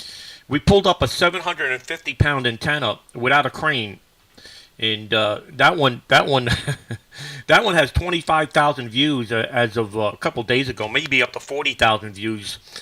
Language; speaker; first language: English; native; English